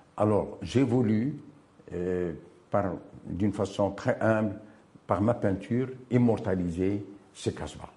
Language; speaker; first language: French; non-native, local second language; Arabic